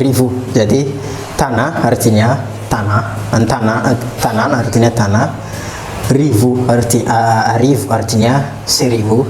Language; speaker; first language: Indonesian; non-native, fluent; Malagasy